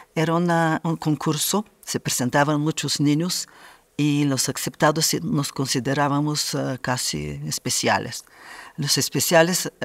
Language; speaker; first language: Spanish; non-native, fluent; Bulgarian